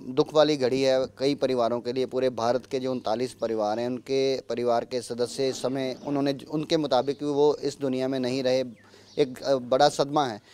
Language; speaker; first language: Hindi; non-native, local second language; Punjabi